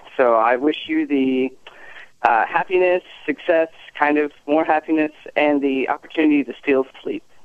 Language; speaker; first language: English; native; English